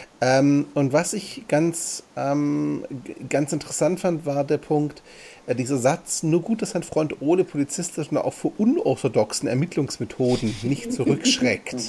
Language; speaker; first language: German; native; German